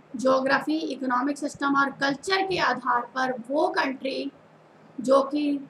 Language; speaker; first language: Hindi; non-native, local second language; Punjabi